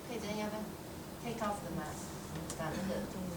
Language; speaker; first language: Chinese; native; Chinese